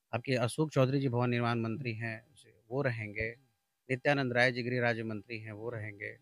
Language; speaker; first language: Hindi; native; Hindi